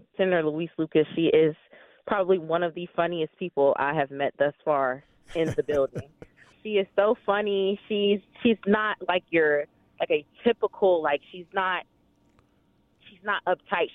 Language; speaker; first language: English; native; English